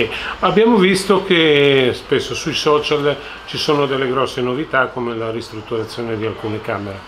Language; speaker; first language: Italian; native; Italian